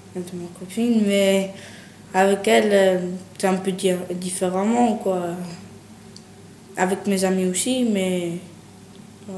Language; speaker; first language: French; early bilingual, other home language; Chechen